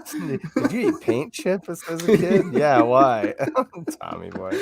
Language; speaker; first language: English; native; English